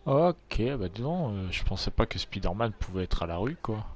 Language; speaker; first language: French; native; French